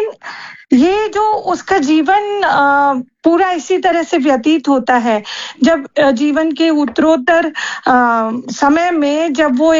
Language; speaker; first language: Hindi; native; Hindi